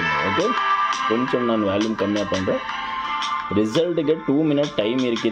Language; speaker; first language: Tamil; non-native, learner; Kannada